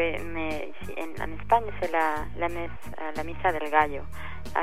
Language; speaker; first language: French; non-native, fluent; Spanish